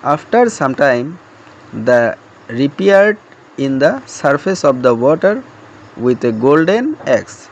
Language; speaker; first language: English; non-native, local second language; Assamese